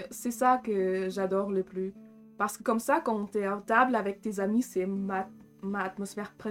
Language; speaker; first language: French; non-native, fluent; German